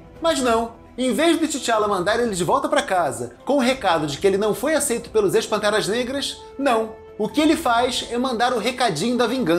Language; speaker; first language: Portuguese; native; Portuguese